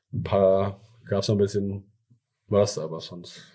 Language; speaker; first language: German; early bilingual, other home language; Thai